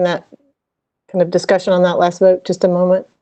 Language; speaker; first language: English; native; English